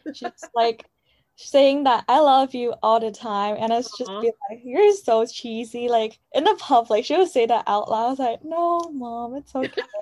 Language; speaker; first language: English; non-native, fluent; Chinese